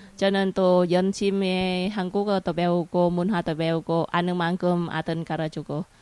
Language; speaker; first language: Korean; non-native, learner; Vietnamese